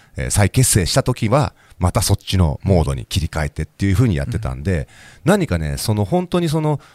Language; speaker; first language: Japanese; native; Japanese